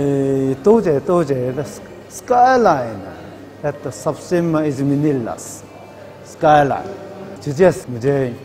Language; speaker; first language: Russian; non-native, learner; Korean